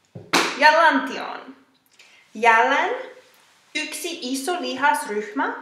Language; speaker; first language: Finnish; non-native, fluent; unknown